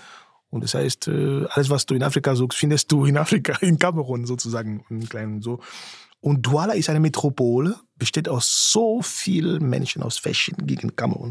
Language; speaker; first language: German; non-native, fluent; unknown